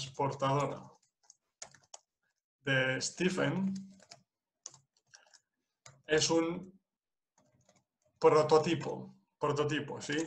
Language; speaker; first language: Spanish; non-native, fluent; English